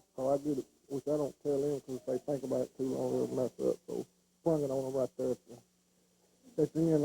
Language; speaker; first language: English; native; English